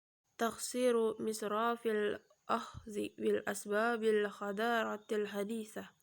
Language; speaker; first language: Arabic; non-native, learner; Indonesian